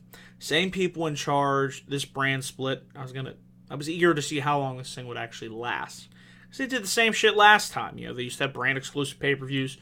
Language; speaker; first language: English; native; English